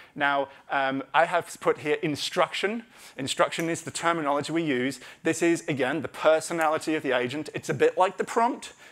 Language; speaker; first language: English; native; English